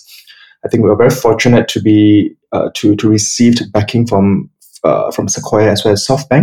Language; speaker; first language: English; non-native, local second language; Chinese